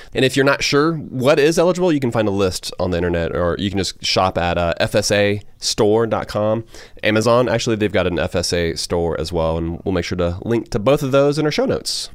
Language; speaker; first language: English; native; English